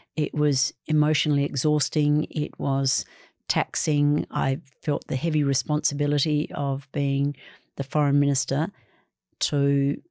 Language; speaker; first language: English; native; English